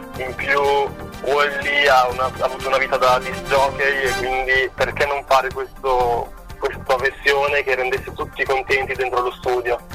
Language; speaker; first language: Italian; early bilingual, other home language; Spanish